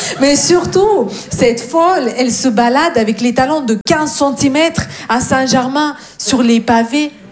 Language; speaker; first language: French; non-native, fluent; Russian